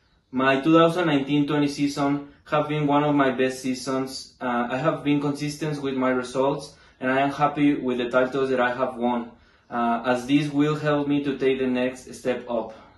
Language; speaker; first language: English; non-native, fluent; Spanish